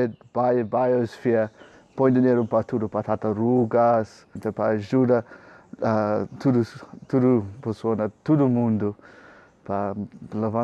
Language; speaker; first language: Portuguese; non-native, learner; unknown